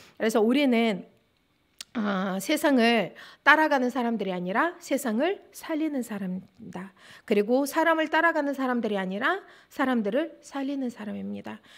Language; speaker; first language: Korean; non-native, fluent; Russian